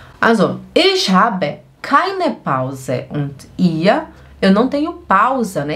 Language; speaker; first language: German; non-native, fluent; Portuguese